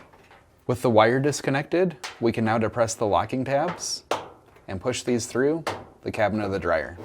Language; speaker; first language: English; native; English